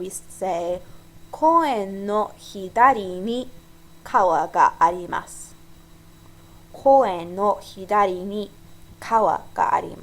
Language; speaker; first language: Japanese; non-native, fluent; English